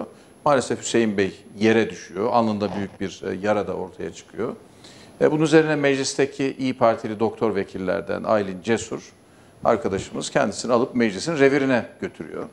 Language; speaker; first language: Turkish; native; Turkish